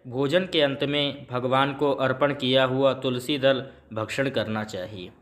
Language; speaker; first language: Hindi; native; Hindi